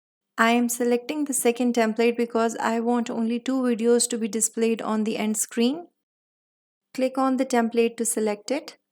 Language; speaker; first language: English; non-native, local second language; Hindi